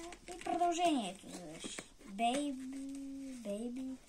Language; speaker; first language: Bulgarian; early bilingual, heritage; Bulgarian